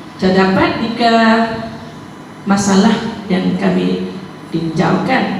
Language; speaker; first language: Malay; non-native, local second language; Chinese